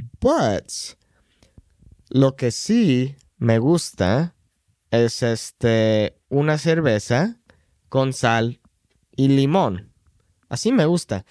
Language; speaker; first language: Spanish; non-native, fluent; English